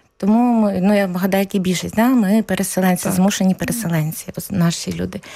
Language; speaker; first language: Ukrainian; native; Ukrainian